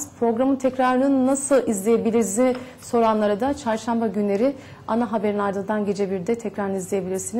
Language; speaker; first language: Turkish; native; Turkish